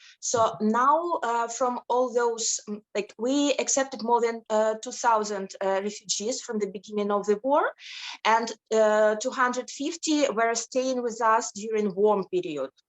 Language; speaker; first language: English; non-native, fluent; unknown